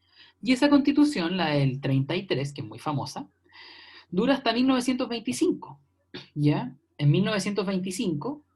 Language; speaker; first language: Spanish; native; Spanish